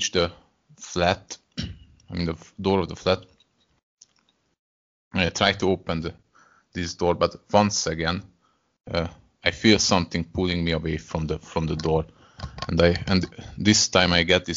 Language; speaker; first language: English; non-native, fluent; Hungarian